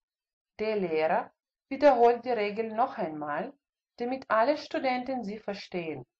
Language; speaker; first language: German; non-native, fluent; Russian